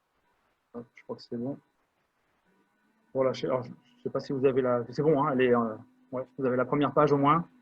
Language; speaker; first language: French; native; French